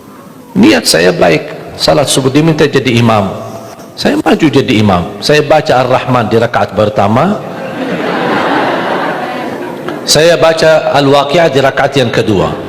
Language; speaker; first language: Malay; non-native, fluent; Arabic